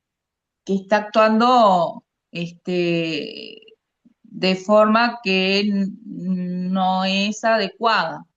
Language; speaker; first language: Spanish; native; Spanish